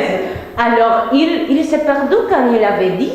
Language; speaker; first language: French; non-native, learner; Spanish